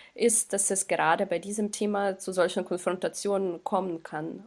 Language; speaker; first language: German; non-native, fluent; Ukrainian